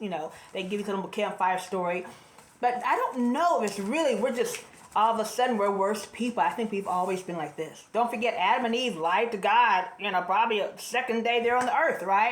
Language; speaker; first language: English; native; English